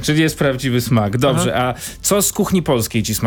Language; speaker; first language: Polish; native; Polish